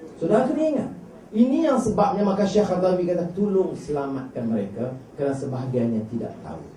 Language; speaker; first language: Malay; native; Malay